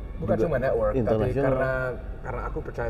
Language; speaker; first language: Indonesian; early bilingual, heritage; English